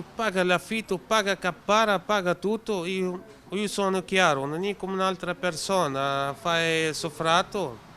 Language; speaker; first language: Italian; non-native, learner; Arabic